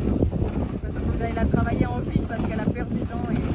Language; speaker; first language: French; native; French